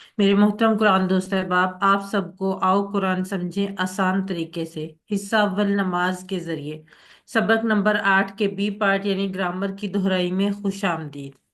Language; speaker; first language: Urdu; native; Urdu